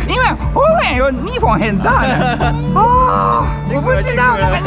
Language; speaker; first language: Chinese; non-native, learner; Japanese